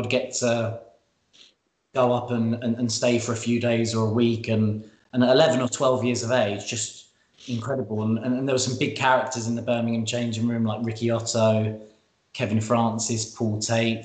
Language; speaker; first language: English; native; English